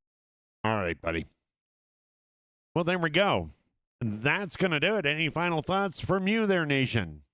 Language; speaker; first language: English; native; English